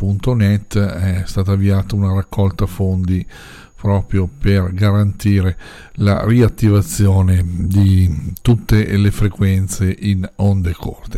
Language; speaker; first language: Italian; native; Italian